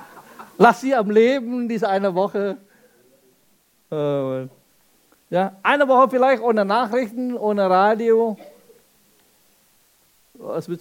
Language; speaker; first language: German; non-native, fluent; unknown